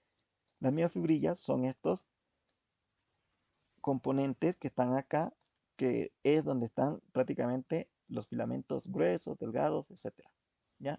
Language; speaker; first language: Spanish; native; Spanish